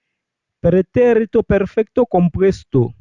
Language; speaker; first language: Spanish; non-native, fluent; Haitian Creole